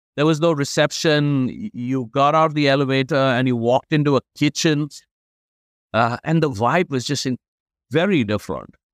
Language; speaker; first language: English; non-native, local second language; Hindi